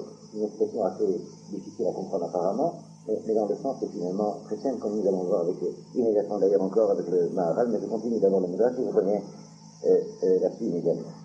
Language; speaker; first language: French; native; French